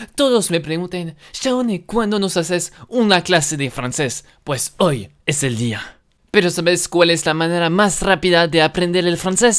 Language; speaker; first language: Spanish; non-native, fluent; French